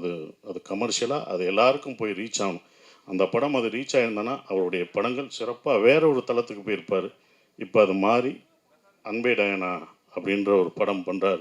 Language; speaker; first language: Tamil; native; Tamil